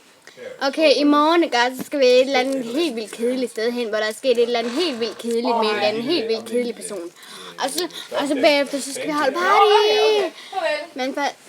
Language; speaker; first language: Danish; native; Danish